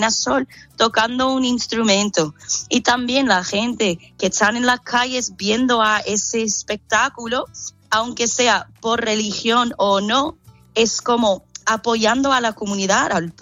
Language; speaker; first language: Spanish; non-native, fluent; English